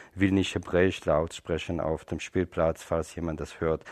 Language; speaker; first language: German; non-native, fluent; Hebrew